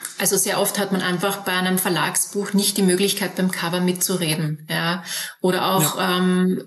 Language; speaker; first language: German; native; German